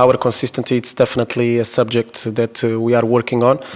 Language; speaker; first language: English; non-native, fluent; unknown